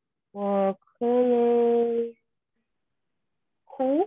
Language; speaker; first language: Chinese; non-native, learner; English